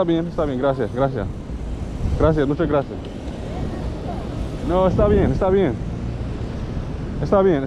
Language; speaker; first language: Spanish; non-native, learner; English